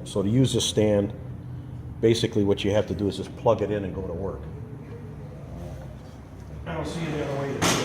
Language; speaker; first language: English; native; English